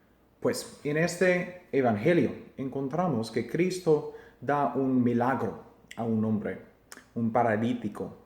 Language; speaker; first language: Spanish; non-native, fluent; English